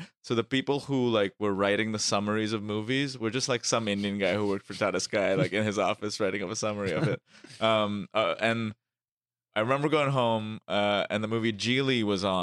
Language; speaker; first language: English; non-native, local second language; Hindi